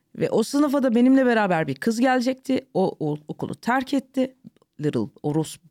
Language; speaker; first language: Turkish; early bilingual, heritage; Turkish